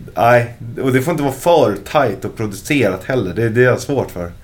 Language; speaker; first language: Swedish; native; Swedish